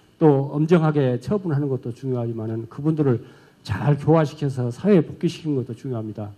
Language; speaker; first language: Korean; native; Korean